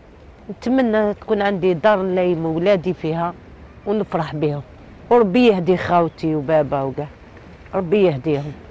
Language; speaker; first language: Arabic; native; Arabic